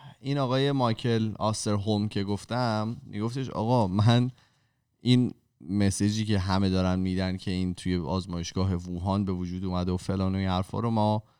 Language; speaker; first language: Persian; native; Persian